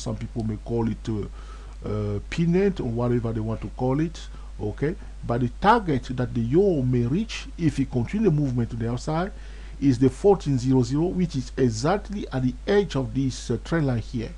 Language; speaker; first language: English; non-native, fluent; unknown